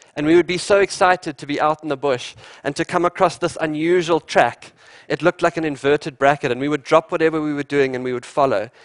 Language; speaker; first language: English; native; English